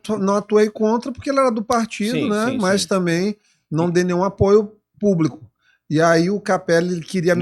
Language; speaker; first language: Portuguese; native; Portuguese